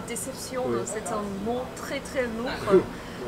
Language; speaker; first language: French; non-native, fluent; Chinese